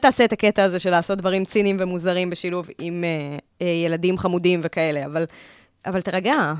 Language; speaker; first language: Hebrew; native; Hebrew